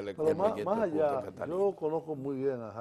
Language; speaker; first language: Spanish; native; Spanish